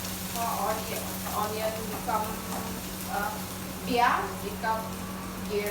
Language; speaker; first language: English; non-native, learner; Vietnamese